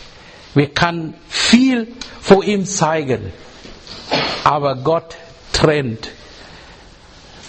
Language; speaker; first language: German; non-native, learner; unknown